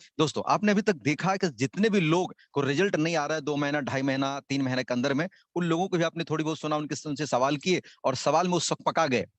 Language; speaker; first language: Hindi; native; Hindi